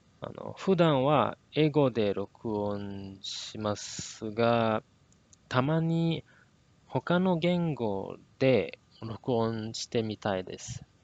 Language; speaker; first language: Japanese; non-native, learner; English